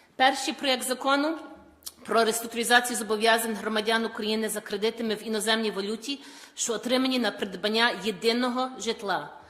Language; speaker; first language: Ukrainian; early bilingual, heritage; Ukrainian